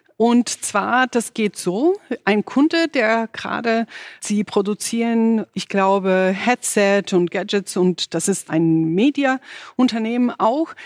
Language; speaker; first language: German; non-native, fluent; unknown